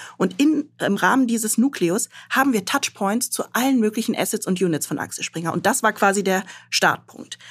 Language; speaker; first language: German; early bilingual, other home language; Arabic